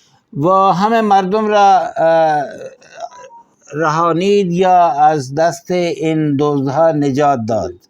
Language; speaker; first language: Persian; non-native, fluent; Urdu